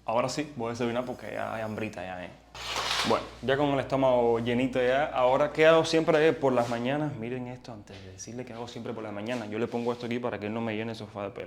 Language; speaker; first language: Spanish; native; Spanish